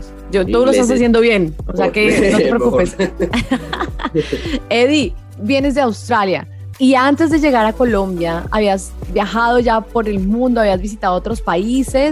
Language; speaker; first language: Spanish; native; Spanish